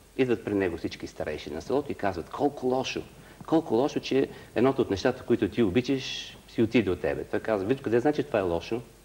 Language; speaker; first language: Bulgarian; native; Bulgarian